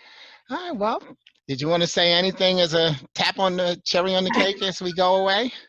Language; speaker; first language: English; native; English